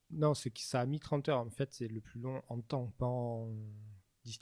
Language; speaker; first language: French; native; French